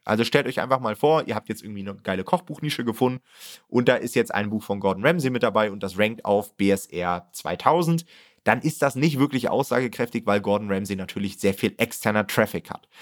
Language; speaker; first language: German; native; German